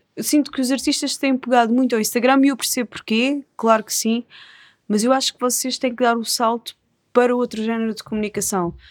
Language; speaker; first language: Portuguese; native; Portuguese